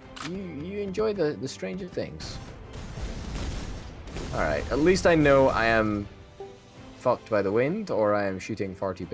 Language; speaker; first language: English; native; English